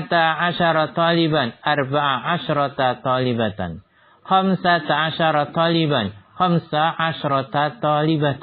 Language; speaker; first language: Arabic; non-native, fluent; Indonesian